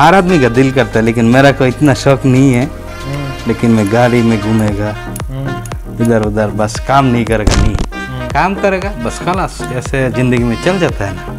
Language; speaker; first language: Hindi; non-native, learner; Bangla